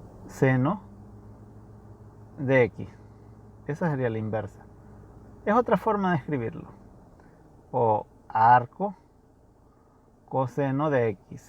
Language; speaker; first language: Spanish; native; Spanish